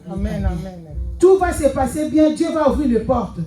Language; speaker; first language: French; non-native, local second language; Lingala